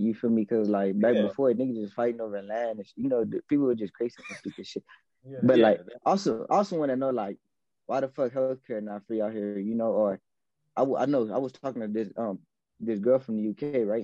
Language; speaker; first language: English; native; English